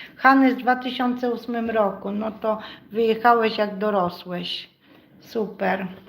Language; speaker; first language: Polish; native; Polish